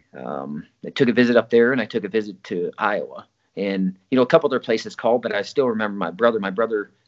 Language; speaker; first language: English; native; English